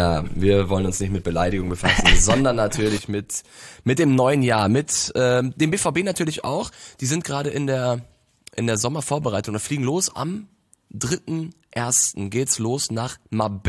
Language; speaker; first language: German; native; German